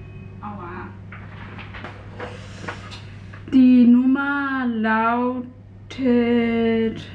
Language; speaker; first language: German; non-native, fluent; Cantonese